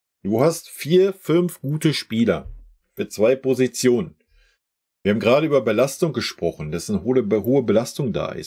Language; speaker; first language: German; native; German